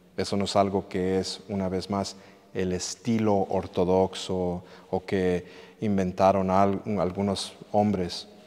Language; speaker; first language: Spanish; early bilingual, heritage; English